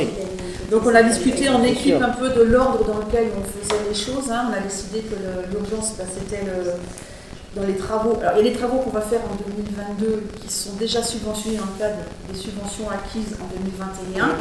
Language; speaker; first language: French; native; French